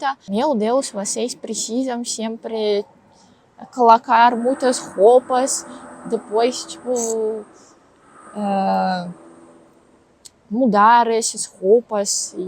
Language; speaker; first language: Portuguese; non-native, learner; Russian